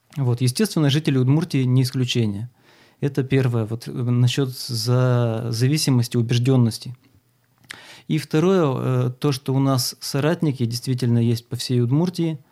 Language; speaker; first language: Russian; native; Russian